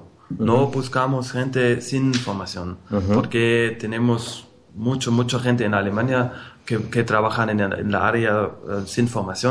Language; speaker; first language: Spanish; non-native, fluent; German